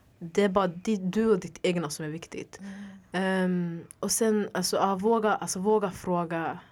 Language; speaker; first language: Swedish; early bilingual, other home language; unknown